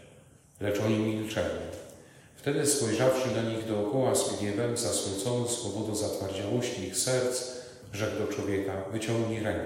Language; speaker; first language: Polish; native; Polish